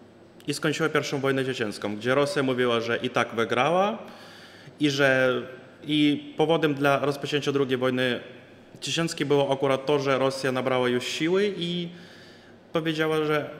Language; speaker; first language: Polish; non-native, fluent; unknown